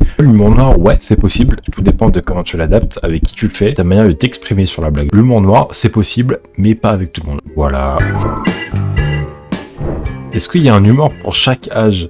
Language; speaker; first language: French; native; French